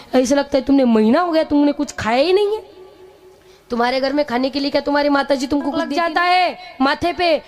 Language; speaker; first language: Hindi; non-native, local second language; Marathi